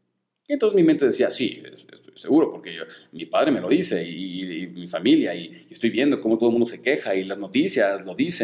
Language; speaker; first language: Spanish; native; Spanish